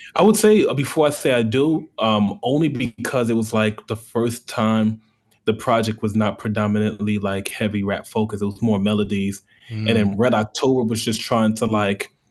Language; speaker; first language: English; native; English